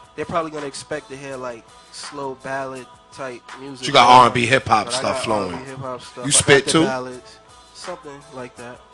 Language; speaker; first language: English; native; English